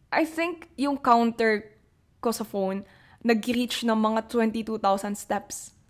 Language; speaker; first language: English; non-native, local second language; Filipino